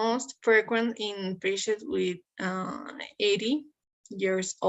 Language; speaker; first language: English; non-native, learner; Spanish